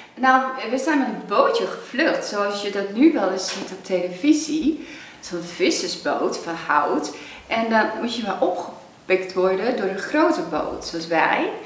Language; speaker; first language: Dutch; early bilingual, other home language; Cantonese